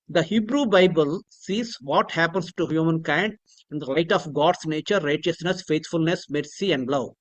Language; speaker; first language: English; non-native, local second language; Telugu